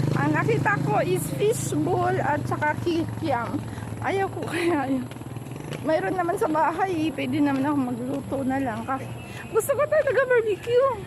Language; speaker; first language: Filipino; non-native, local second language; Cebuano